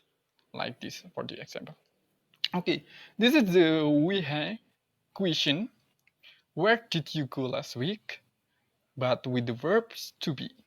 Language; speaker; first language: English; non-native, learner; Indonesian